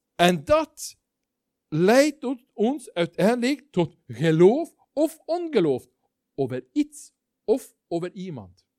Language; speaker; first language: Dutch; non-native, learner; Norwegian